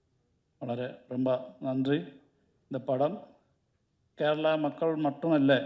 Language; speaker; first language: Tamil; non-native, learner; Malayalam